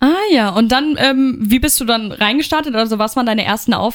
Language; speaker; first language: German; native; German